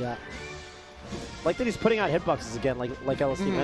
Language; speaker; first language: English; native; English